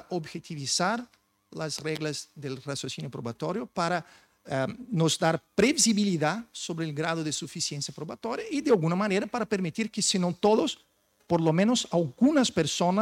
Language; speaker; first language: Spanish; non-native, fluent; Portuguese